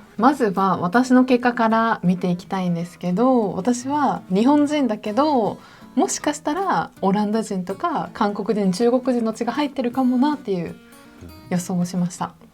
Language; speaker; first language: Japanese; native; Japanese